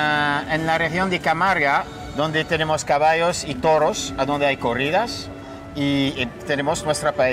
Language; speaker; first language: Spanish; non-native, fluent; French